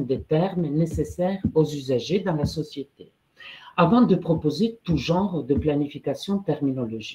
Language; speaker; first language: French; non-native, fluent; Italian